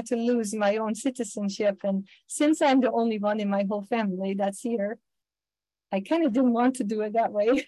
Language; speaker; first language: English; non-native, fluent; Dutch